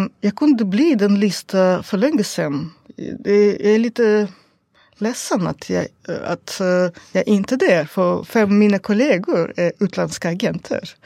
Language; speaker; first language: Swedish; non-native, learner; Russian